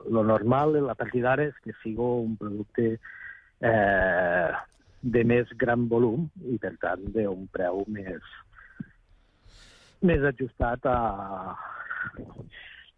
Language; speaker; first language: Catalan; native; Catalan